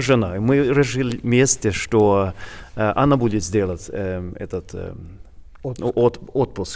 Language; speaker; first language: Russian; non-native, learner; Swedish